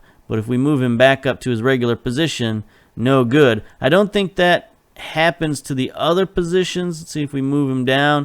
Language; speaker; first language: English; native; English